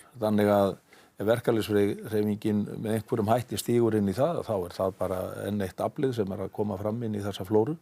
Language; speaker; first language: Icelandic; native; Icelandic